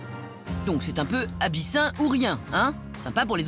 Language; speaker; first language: French; native; French